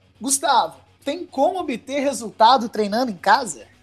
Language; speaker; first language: Portuguese; native; Portuguese